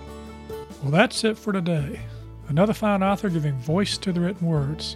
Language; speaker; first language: English; native; English